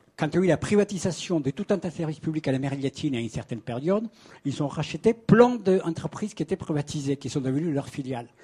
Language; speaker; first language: French; non-native, fluent; Spanish